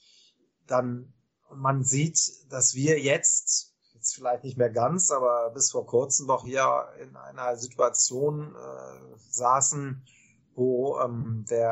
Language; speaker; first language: German; native; German